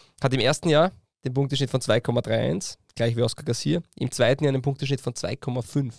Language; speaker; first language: German; native; German